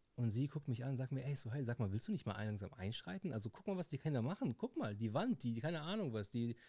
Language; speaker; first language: German; early bilingual, heritage; Arabic